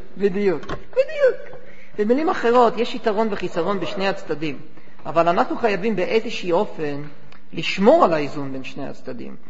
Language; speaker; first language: Hebrew; non-native, fluent; English